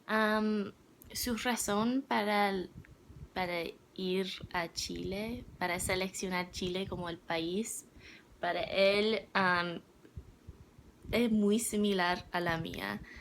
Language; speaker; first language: Spanish; non-native, learner; English